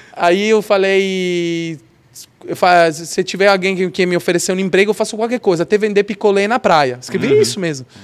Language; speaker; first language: Portuguese; non-native, fluent; Italian